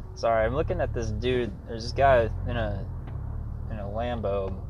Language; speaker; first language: English; native; English